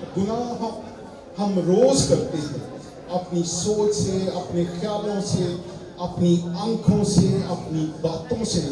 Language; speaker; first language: Urdu; non-native, local second language; Punjabi